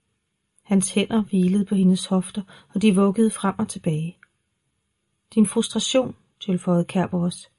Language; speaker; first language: Danish; native; Danish